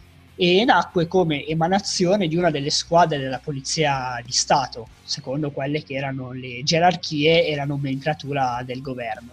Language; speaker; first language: Italian; native; Italian